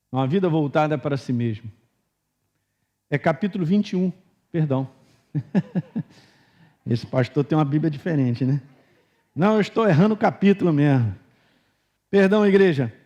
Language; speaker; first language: Portuguese; native; Portuguese